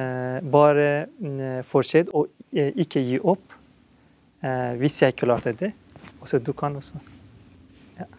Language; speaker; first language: Swedish; non-native, learner; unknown